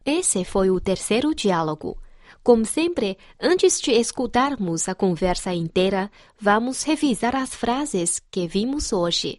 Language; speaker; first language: Portuguese; non-native, fluent; Chinese